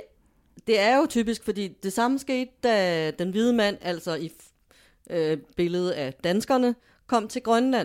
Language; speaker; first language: Danish; native; Danish